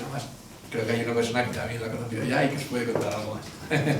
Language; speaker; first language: Spanish; native; Spanish